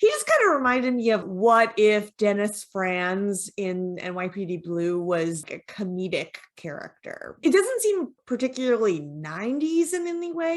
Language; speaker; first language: English; native; English